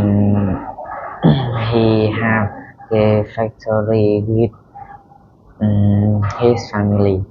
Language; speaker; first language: English; non-native, learner; Vietnamese